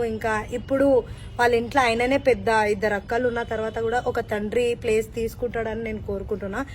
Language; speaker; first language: Telugu; non-native, local second language; Hindi